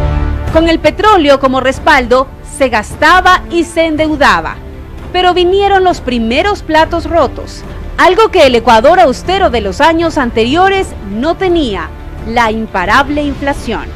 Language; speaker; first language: Spanish; native; Spanish